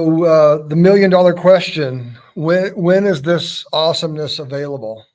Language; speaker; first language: English; native; English